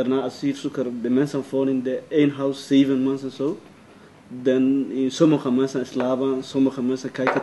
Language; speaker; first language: Dutch; non-native, learner; Somali